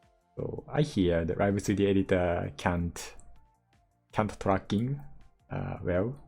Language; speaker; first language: English; non-native, learner; Japanese